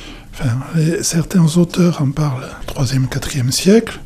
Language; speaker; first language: French; native; French